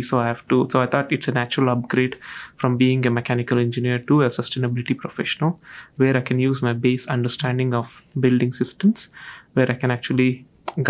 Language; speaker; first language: English; non-native, local second language; Tamil